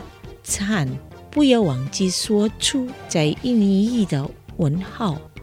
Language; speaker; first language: Chinese; non-native, fluent; Indonesian